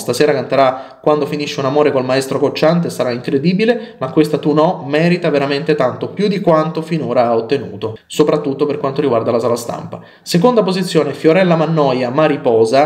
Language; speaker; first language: Italian; native; Italian